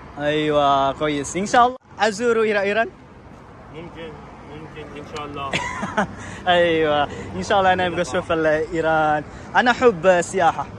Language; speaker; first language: Arabic; non-native, learner; Indonesian